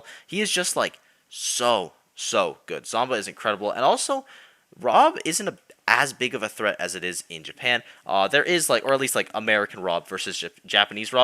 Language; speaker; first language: English; native; English